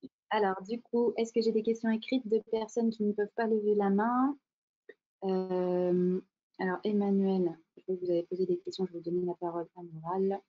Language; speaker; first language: French; native; French